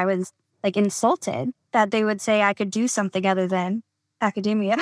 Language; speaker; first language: English; native; English